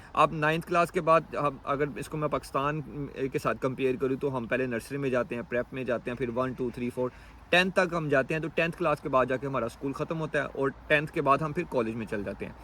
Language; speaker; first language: Urdu; native; Urdu